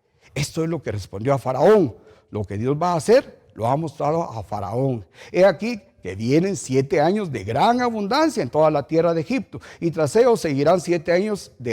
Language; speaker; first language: Spanish; native; Spanish